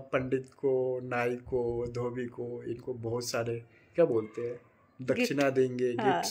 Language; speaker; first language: Hindi; native; Hindi